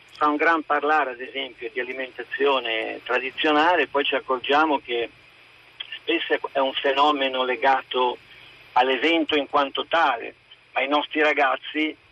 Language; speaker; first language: Italian; native; Italian